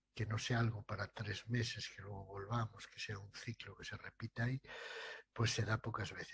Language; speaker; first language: Spanish; non-native, local second language; Galician